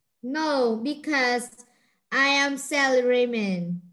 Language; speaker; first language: English; non-native, learner; Vietnamese